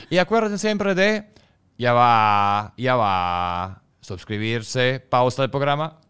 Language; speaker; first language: Spanish; non-native, fluent; German